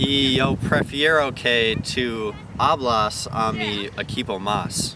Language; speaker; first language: Spanish; non-native, learner; English